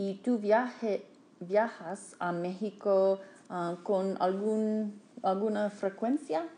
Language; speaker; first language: Spanish; non-native, fluent; English